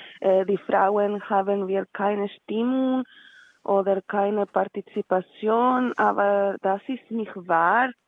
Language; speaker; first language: German; non-native, learner; Spanish